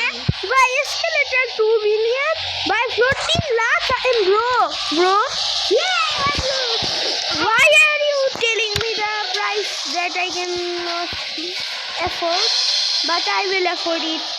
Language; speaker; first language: English; non-native, learner; Bangla